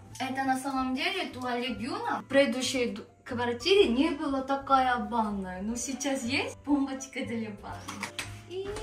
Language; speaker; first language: Russian; non-native, learner; Korean